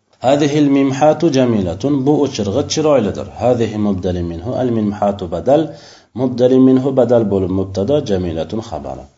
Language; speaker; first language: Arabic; non-native, fluent; Uzbek